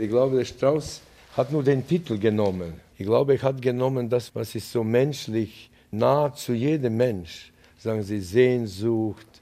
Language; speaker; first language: German; non-native, fluent; Latvian